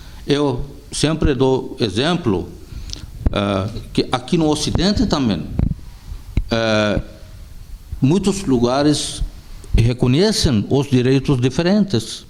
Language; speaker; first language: Portuguese; non-native, fluent; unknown